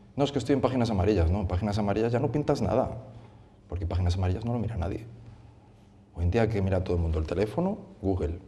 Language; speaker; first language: Spanish; native; Spanish